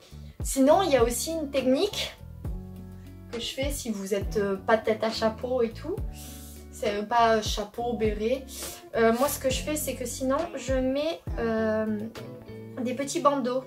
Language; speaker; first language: French; native; French